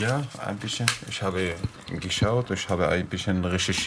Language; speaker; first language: German; non-native, learner; Arabic